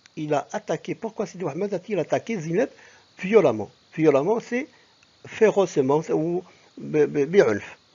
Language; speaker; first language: French; non-native, local second language; Arabic